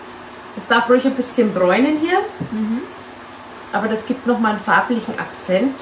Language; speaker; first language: German; native; German